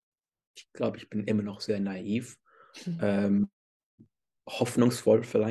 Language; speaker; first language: German; early bilingual, heritage; English